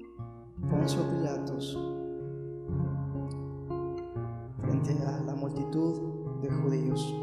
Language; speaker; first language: Spanish; native; Spanish